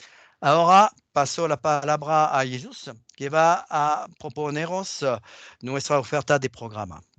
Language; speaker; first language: Spanish; non-native, fluent; French